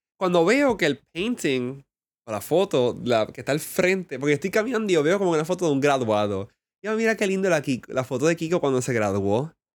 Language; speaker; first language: Spanish; early bilingual, heritage; Spanish